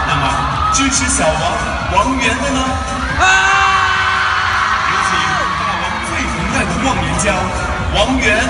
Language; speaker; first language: Chinese; non-native, local second language; Cantonese